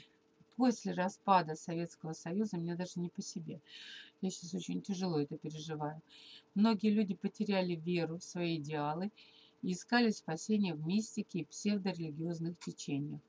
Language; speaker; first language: Russian; native; Russian